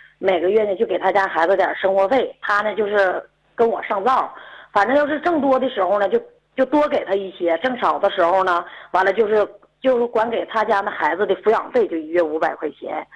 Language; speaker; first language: Chinese; native; Chinese